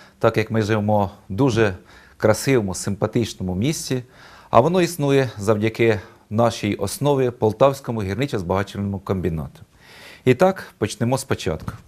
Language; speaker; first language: Ukrainian; native; Ukrainian